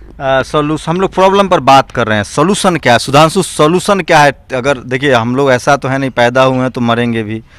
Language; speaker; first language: Hindi; native; Hindi